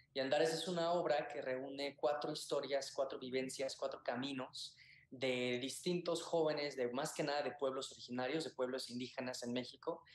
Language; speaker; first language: Spanish; native; Spanish